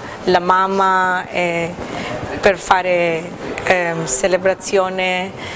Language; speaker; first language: Italian; non-native, learner; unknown